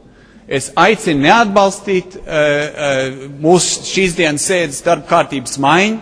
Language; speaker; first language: Latvian; early bilingual, heritage; Latvian